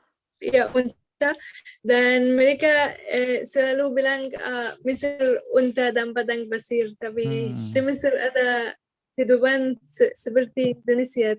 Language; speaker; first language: Indonesian; non-native, learner; Arabic